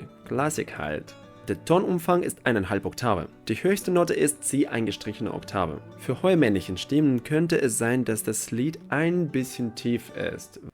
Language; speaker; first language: German; non-native, fluent; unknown